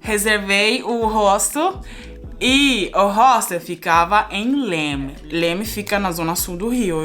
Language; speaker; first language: Portuguese; non-native, fluent; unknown